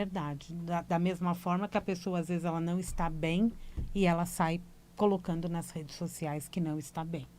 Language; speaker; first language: Portuguese; native; Portuguese